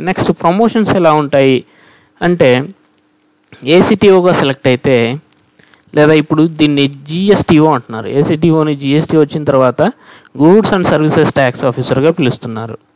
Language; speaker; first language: Telugu; native; Telugu